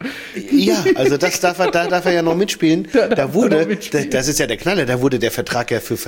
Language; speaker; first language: German; native; German